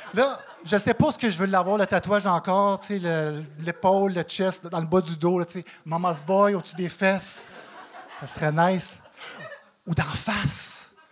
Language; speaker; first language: French; native; French